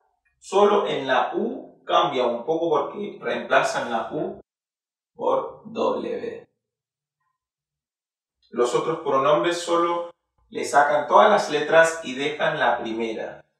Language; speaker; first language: Spanish; non-native, fluent; Haitian Creole